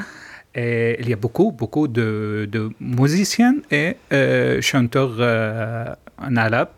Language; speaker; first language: French; non-native, learner; Arabic